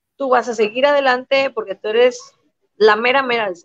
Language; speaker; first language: Spanish; native; Spanish